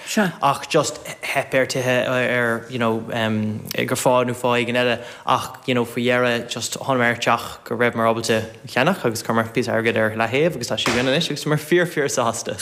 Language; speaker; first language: Irish; non-native, local second language; English